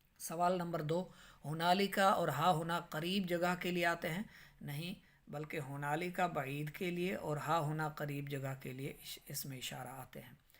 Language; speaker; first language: Urdu; native; Urdu